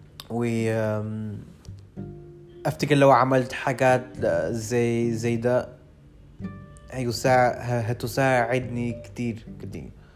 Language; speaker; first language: Arabic; non-native, learner; Urdu